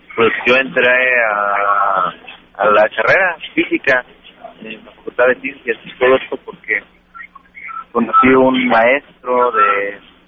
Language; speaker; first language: Spanish; native; Spanish